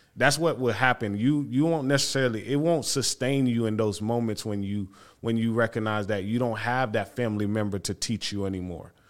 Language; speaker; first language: English; early bilingual, other home language; Haitian Creole